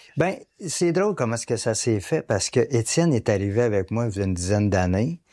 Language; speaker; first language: French; native; French